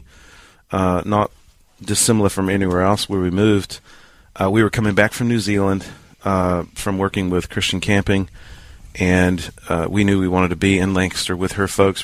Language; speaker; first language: English; native; English